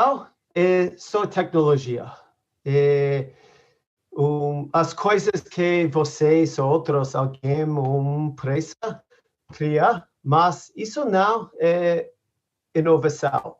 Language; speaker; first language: Portuguese; non-native, learner; English